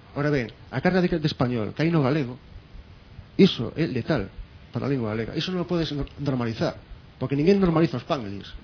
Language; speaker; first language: Galician; non-native, local second language; Spanish